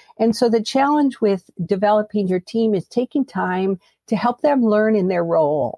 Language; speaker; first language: English; native; English